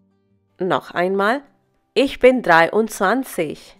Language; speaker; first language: German; non-native, fluent; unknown